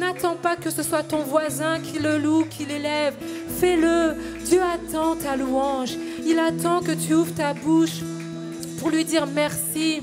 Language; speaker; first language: French; native; French